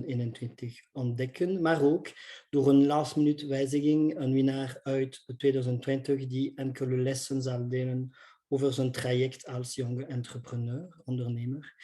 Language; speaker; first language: Dutch; non-native, local second language; French